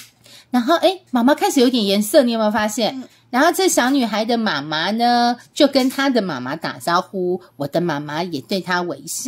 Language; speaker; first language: Chinese; native; Chinese